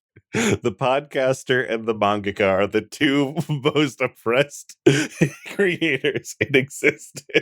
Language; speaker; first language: English; native; English